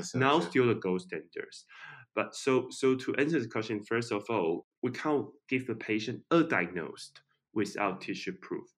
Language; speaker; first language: English; non-native, fluent; Chinese